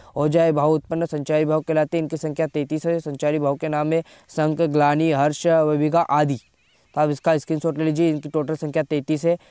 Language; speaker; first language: Hindi; native; Hindi